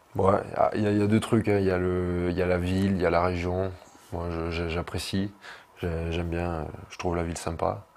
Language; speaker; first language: French; native; French